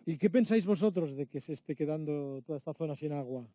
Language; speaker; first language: Spanish; native; Spanish